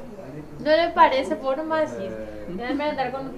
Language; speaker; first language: Spanish; native; Spanish